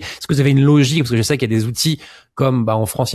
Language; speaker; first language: French; native; French